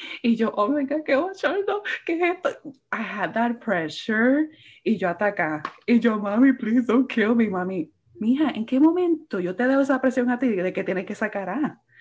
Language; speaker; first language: Spanish; early bilingual, heritage; Spanish